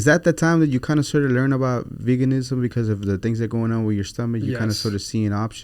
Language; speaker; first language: English; early bilingual, other home language; Spanish